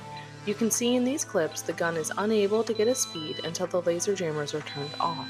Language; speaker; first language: English; native; English